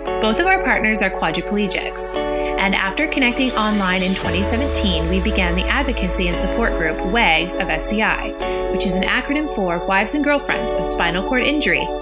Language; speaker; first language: English; native; English